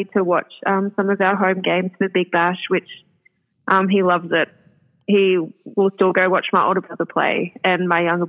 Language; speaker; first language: English; native; English